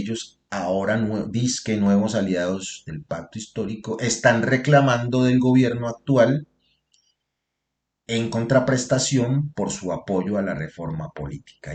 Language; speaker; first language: Spanish; native; Spanish